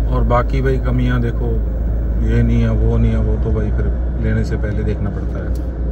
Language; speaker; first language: Hindi; non-native, local second language; Punjabi